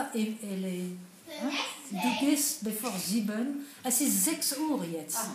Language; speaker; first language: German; non-native, learner; French